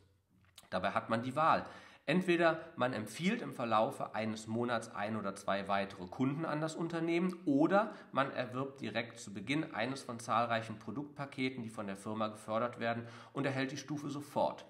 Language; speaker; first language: German; native; German